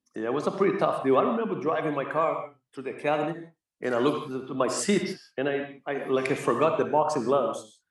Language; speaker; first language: English; non-native, fluent; Portuguese